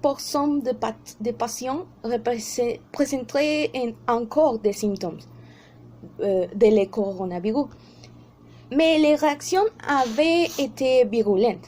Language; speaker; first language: French; non-native, learner; Spanish